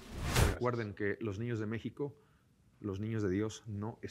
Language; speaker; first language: Spanish; native; Spanish